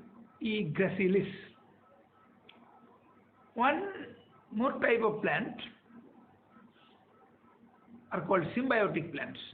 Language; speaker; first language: English; non-native, local second language; Bangla